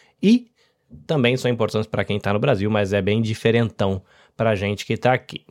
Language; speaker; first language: Portuguese; native; Portuguese